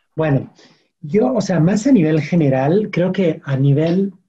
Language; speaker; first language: Spanish; non-native, fluent; French